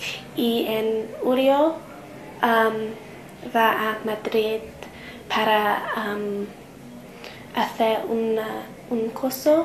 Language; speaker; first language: Spanish; non-native, learner; English